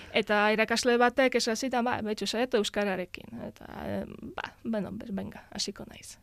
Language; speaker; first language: Basque; non-native, fluent; Polish